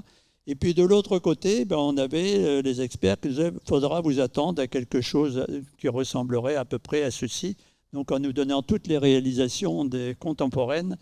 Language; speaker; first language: French; native; French